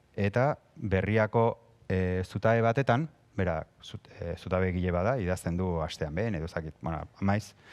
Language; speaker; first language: Basque; non-native, local second language; Spanish